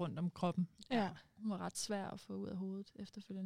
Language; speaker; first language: Danish; native; Danish